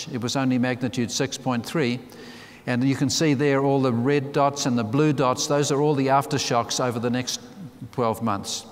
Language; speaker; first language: English; native; English